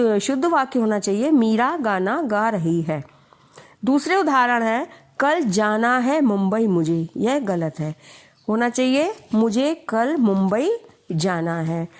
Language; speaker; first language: Hindi; native; Hindi